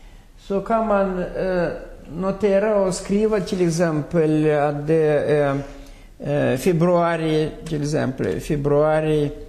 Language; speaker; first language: Swedish; non-native, fluent; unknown